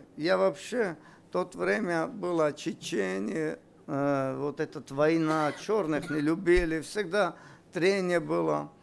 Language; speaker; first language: Russian; non-native, local second language; Armenian